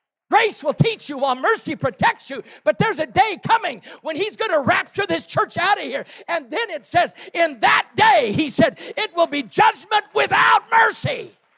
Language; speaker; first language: English; native; English